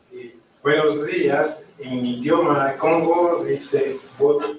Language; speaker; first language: Spanish; non-native, learner; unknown